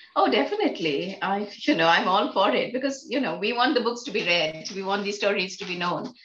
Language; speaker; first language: English; non-native, local second language; Bangla